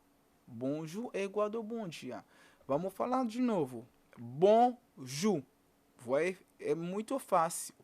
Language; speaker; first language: Portuguese; non-native, fluent; Haitian Creole